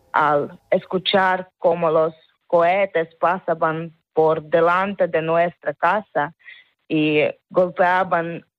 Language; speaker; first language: Spanish; non-native, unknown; Ukrainian